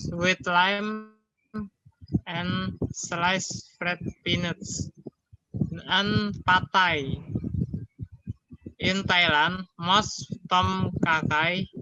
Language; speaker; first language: English; non-native, learner; Indonesian